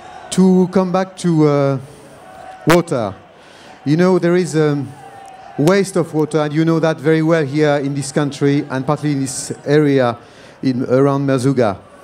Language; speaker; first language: English; non-native, fluent; French